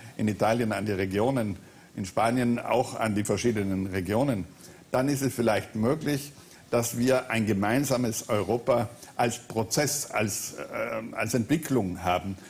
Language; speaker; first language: German; native; German